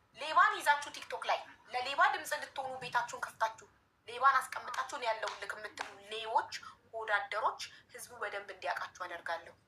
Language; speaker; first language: Amharic; native; Amharic